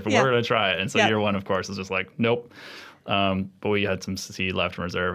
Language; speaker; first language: English; native; English